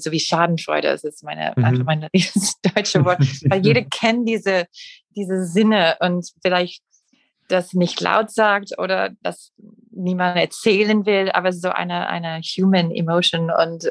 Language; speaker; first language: German; non-native, fluent; English